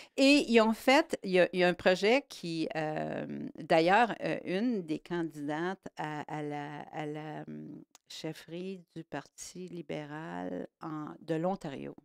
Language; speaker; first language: French; native; French